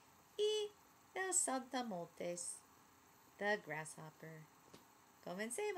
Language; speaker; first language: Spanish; non-native, learner; English